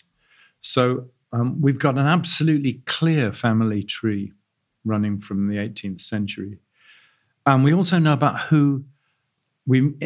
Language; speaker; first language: English; native; English